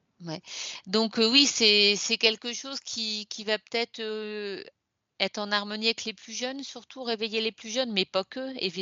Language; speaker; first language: French; native; French